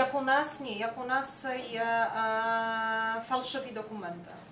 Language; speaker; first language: Ukrainian; non-native, fluent; Polish